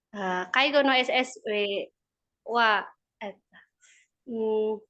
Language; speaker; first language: Japanese; non-native, learner; Indonesian